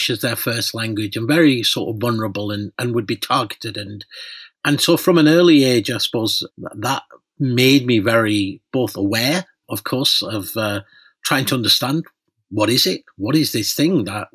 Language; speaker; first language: English; native; English